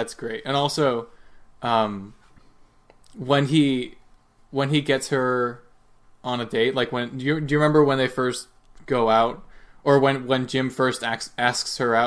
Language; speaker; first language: English; native; English